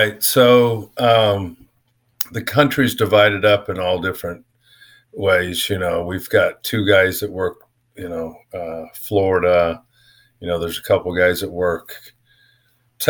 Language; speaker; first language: English; native; English